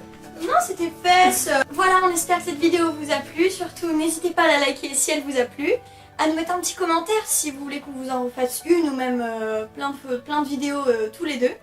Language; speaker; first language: French; native; French